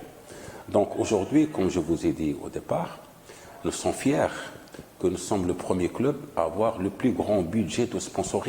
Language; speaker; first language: French; non-native, local second language; Arabic